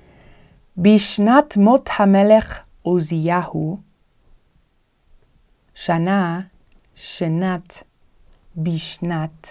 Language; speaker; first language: Hebrew; non-native, fluent; English